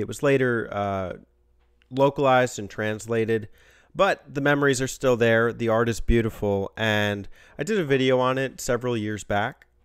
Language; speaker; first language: English; native; English